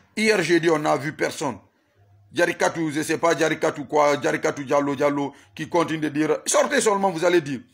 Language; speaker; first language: French; non-native, local second language; Susu